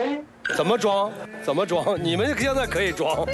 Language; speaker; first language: Chinese; native; Chinese